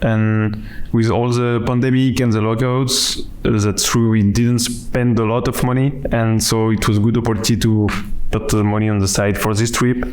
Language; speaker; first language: English; non-native, fluent; French